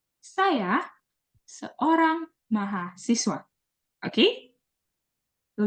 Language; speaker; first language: Indonesian; non-native, fluent; English